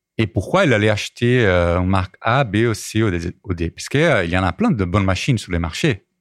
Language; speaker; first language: French; non-native, fluent; Portuguese